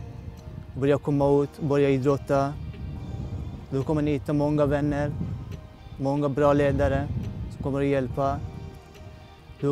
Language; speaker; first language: Swedish; non-native, local second language; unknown